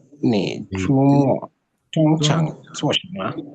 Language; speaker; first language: Chinese; non-native, learner; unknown